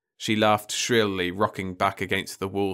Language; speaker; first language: English; native; English